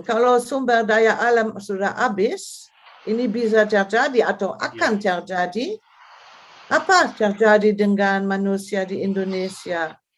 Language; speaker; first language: Indonesian; non-native, fluent; German